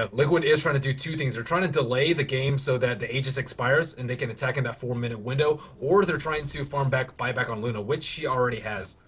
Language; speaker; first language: English; native; English